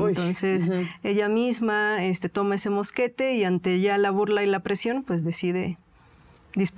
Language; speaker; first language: Spanish; native; Spanish